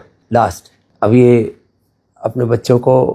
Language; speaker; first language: Hindi; native; Hindi